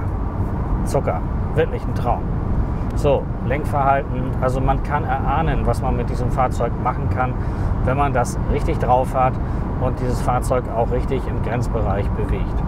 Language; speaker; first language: German; native; German